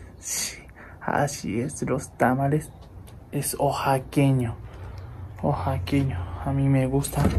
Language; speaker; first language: Spanish; non-native, learner; Japanese